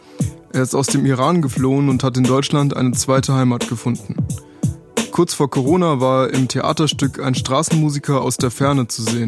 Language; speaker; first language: German; native; German